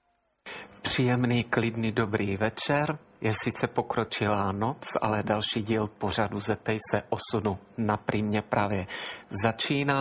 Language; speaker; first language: Czech; native; Czech